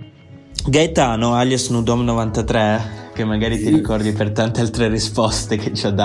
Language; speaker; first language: Italian; native; Italian